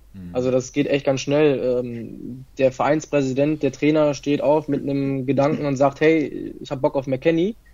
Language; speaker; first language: German; early bilingual, other home language; Italian